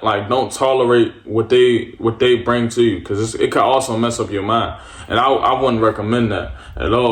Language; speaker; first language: English; native; English